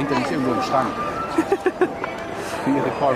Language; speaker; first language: German; native; German